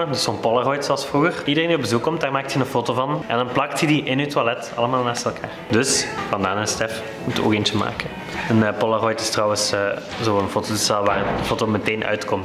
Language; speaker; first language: Dutch; native; Dutch